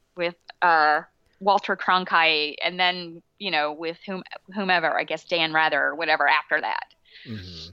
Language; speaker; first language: English; native; English